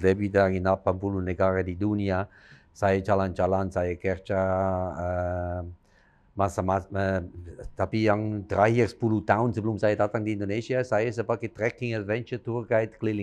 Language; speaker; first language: Indonesian; non-native, fluent; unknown